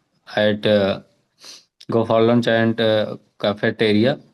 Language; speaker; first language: English; non-native, learner; Hindi